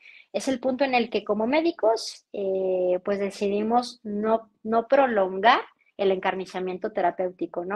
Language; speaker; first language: Spanish; native; Spanish